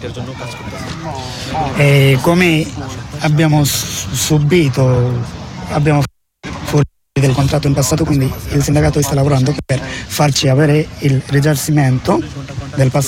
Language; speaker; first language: Italian; non-native, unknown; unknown